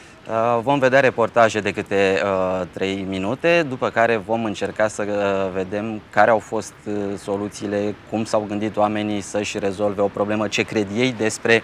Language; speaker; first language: Romanian; native; Romanian